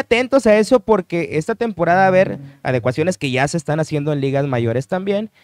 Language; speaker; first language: Spanish; native; Spanish